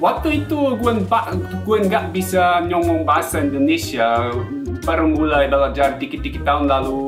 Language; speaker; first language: Indonesian; non-native, fluent; German